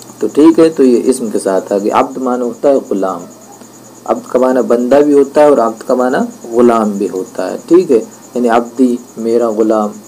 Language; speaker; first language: Urdu; native; Urdu